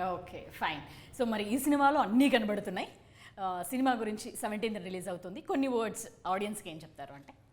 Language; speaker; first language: Telugu; native; Telugu